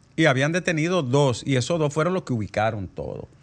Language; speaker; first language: Spanish; native; Spanish